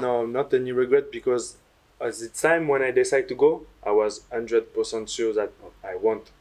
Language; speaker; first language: English; non-native, learner; French